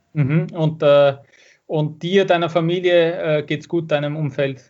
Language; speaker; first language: German; native; German